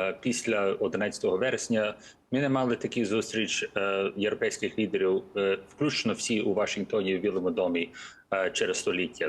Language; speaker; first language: Ukrainian; early bilingual, heritage; English